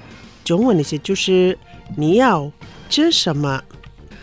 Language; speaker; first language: Chinese; non-native, fluent; Indonesian